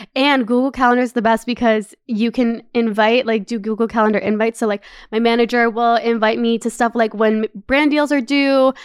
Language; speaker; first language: English; native; English